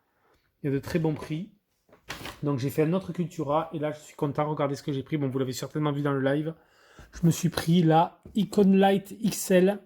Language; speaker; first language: French; native; French